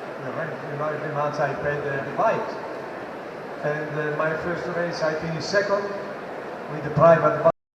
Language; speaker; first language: English; non-native, learner; Italian